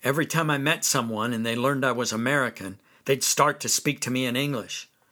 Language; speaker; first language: English; native; English